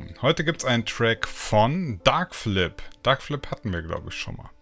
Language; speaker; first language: German; native; German